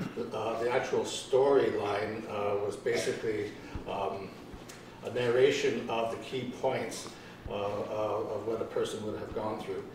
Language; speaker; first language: English; early bilingual, other home language; Ukrainian